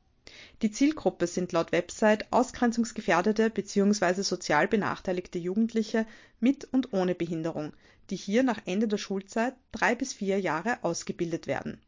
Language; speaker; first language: German; native; German